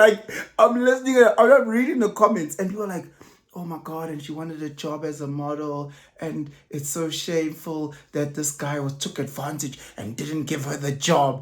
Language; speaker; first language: English; non-native, local second language; Zulu